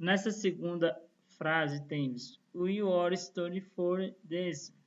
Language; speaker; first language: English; non-native, fluent; Portuguese